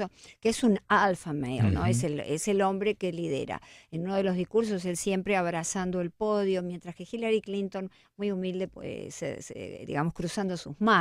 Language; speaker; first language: Spanish; native; Spanish